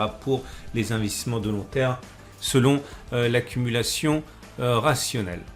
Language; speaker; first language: French; native; French